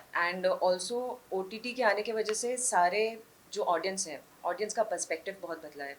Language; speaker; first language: Hindi; native; Hindi